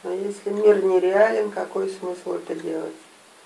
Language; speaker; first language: Russian; native; Russian